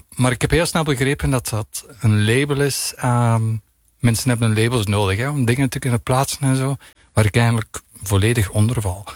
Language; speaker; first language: Dutch; native; Dutch